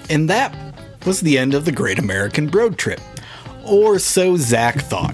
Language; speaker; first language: English; native; English